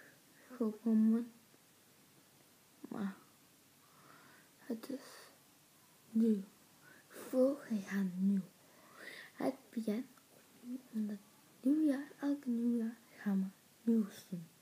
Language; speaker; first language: Dutch; early bilingual, other home language; Turkish